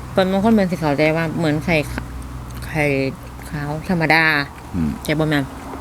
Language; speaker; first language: Thai; native; Thai